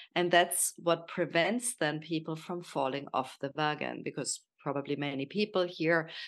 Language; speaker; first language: English; non-native, fluent; German